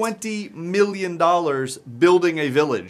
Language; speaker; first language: English; native; English